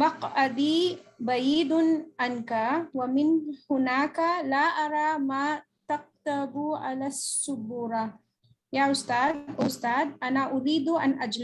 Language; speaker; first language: Arabic; non-native, learner; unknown